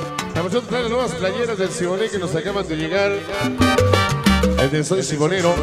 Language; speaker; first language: Spanish; native; Spanish